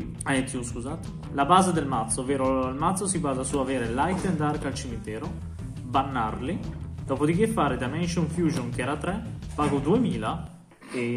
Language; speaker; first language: Italian; native; Italian